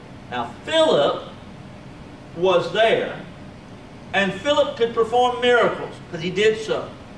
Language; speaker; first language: English; native; English